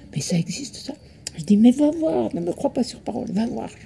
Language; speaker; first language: French; early bilingual, other home language; Italian